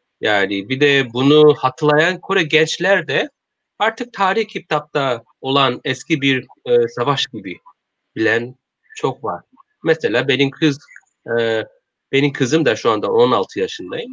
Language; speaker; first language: Turkish; non-native, learner; Korean